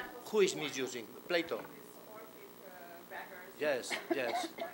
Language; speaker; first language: English; non-native, learner; Catalan